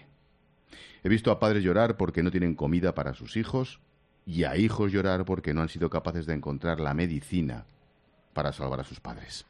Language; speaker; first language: Spanish; native; Spanish